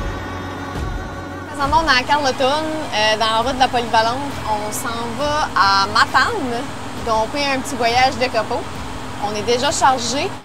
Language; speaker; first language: French; native; French